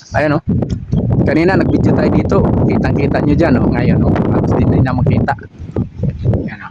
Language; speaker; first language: Filipino; non-native, local second language; Cebuano